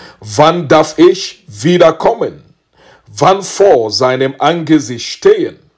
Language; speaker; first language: German; non-native, learner; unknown